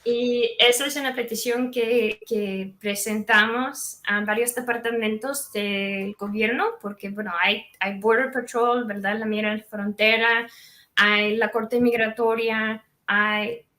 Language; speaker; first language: Spanish; non-native, fluent; English